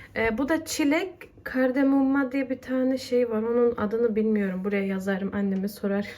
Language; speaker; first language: Turkish; early bilingual, heritage; Turkish